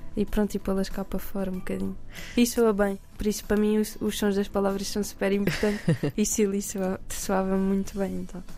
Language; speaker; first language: Portuguese; native; Portuguese